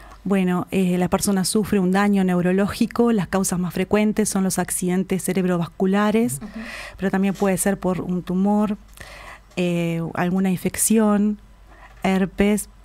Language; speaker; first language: Spanish; native; Spanish